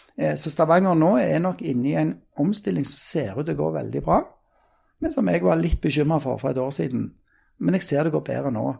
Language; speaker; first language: Norwegian; native; Norwegian